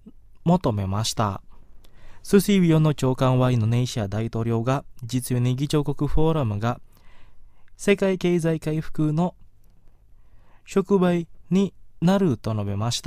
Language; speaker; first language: Japanese; non-native, fluent; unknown